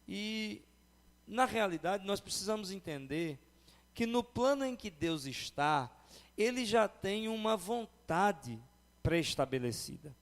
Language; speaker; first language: Portuguese; native; Portuguese